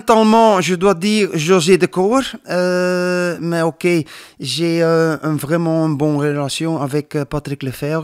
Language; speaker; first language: French; non-native, learner; Dutch